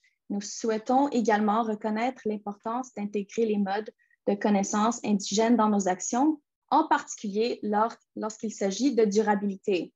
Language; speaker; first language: French; native; French